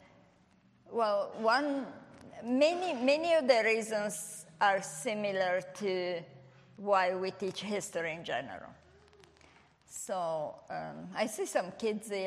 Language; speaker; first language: English; non-native, fluent; Italian